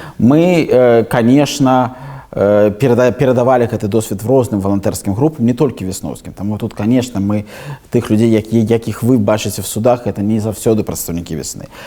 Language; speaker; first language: Belarusian; non-native, local second language; Russian